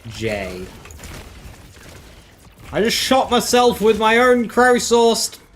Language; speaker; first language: English; native; English